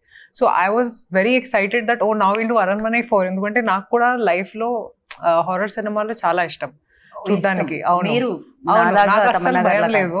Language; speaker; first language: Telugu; non-native, fluent; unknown